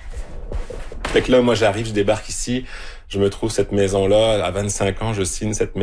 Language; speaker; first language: French; native; French